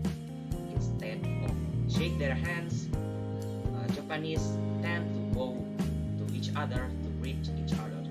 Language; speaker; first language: English; non-native, fluent; Indonesian